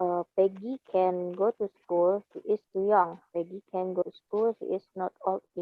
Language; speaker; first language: English; non-native, learner; Indonesian